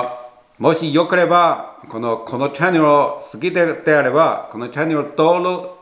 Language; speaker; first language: Japanese; non-native, fluent; Chinese